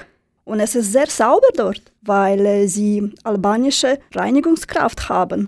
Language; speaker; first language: German; non-native, fluent; Russian